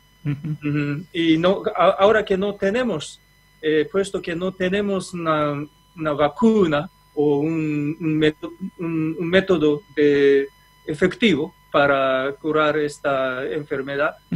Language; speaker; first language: Spanish; non-native, fluent; Japanese